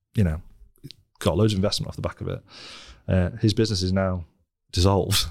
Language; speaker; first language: English; native; English